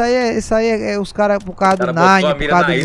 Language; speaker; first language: Portuguese; native; Portuguese